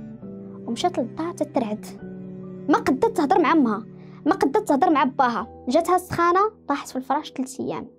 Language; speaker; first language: Arabic; native; Arabic